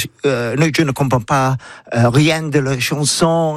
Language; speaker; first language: French; non-native, learner; English